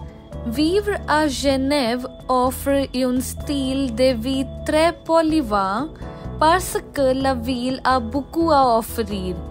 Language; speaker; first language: French; non-native, learner; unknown